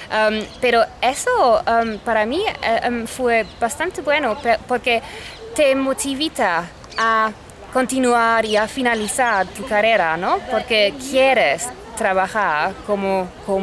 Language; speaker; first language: Spanish; non-native, fluent; German